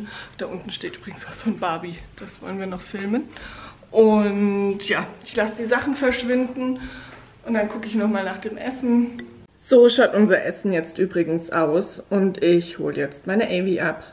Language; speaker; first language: German; native; German